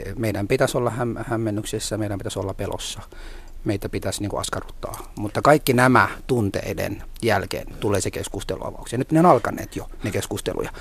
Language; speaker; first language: Finnish; non-native, fluent; Somali